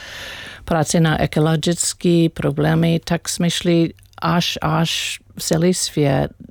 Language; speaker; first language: Czech; non-native, learner; English